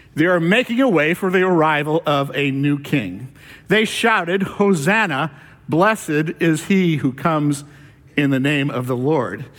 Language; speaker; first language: English; native; English